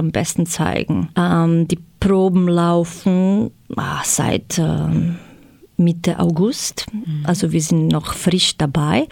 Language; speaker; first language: German; non-native, fluent; Croatian